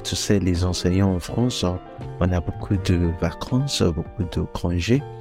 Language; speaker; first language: French; non-native, fluent; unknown